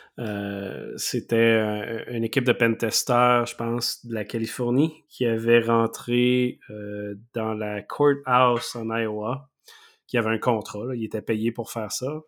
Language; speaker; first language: French; native; French